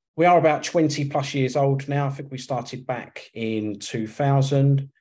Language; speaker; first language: English; native; English